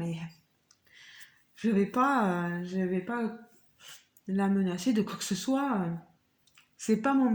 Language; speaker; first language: French; native; French